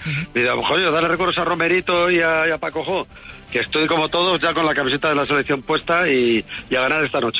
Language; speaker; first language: Spanish; native; Spanish